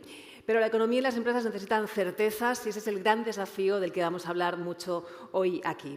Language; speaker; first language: Spanish; native; Spanish